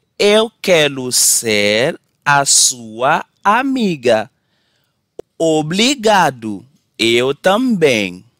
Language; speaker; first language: Portuguese; non-native, learner; Haitian Creole